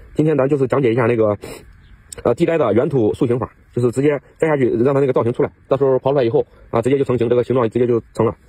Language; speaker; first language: Chinese; native; Chinese